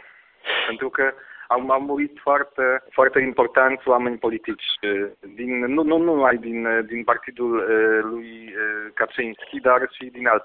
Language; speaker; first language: Romanian; non-native, fluent; Polish